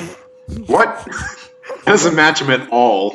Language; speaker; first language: English; native; English